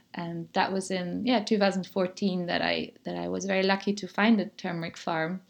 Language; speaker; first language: English; non-native, fluent; German